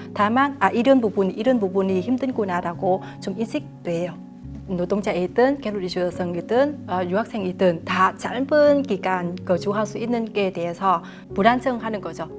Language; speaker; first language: Korean; non-native, fluent; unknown